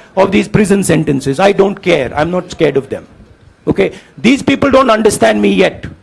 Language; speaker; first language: English; non-native, local second language; Hindi